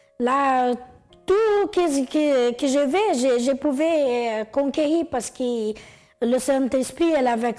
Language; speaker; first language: French; non-native, learner; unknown